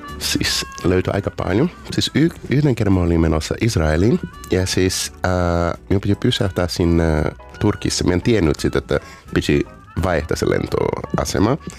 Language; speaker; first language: Finnish; non-native, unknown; Portuguese